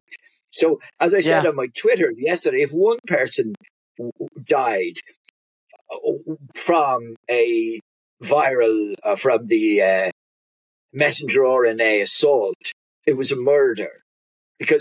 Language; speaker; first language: English; native; English